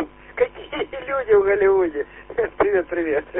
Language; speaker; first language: Russian; native; Russian